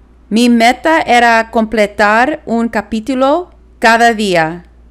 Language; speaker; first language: Spanish; non-native, learner; English